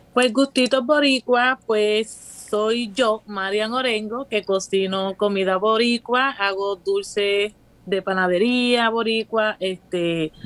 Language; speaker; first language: Spanish; native; Spanish